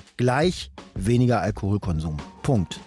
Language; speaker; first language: German; native; German